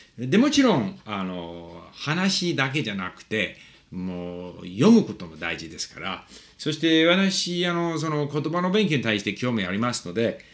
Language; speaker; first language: Japanese; non-native, fluent; English